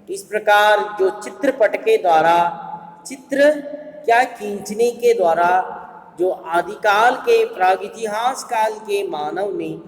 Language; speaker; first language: Hindi; non-native, local second language; Kannada